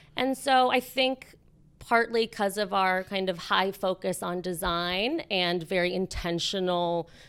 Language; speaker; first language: English; native; English